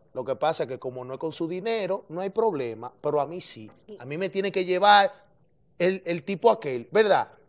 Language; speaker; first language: Spanish; native; Spanish